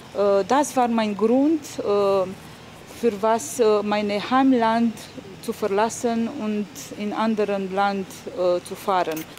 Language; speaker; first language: German; non-native, learner; Romanian